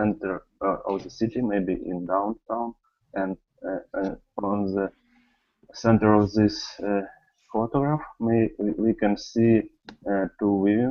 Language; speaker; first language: English; non-native, learner; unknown